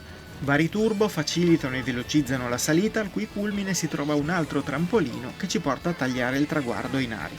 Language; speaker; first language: Italian; native; Italian